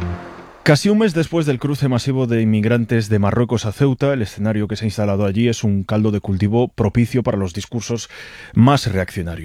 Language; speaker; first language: Spanish; native; Spanish